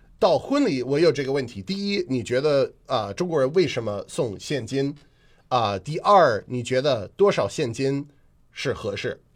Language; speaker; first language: Chinese; non-native, fluent; English